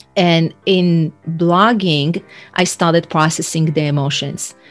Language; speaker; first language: English; non-native, fluent; Hebrew